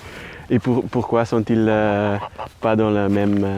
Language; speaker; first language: French; non-native, learner; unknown